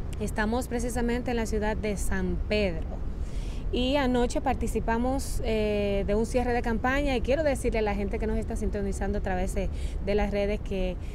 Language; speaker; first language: Spanish; native; Spanish